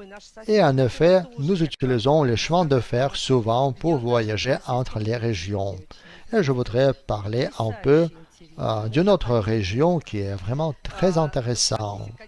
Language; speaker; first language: French; non-native, fluent; Russian